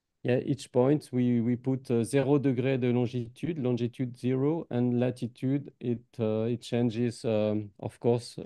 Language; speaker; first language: English; non-native, fluent; French